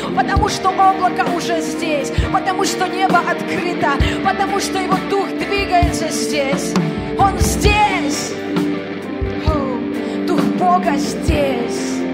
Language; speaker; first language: Russian; native; Russian